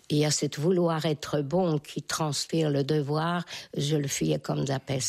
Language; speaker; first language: French; non-native, fluent; Hungarian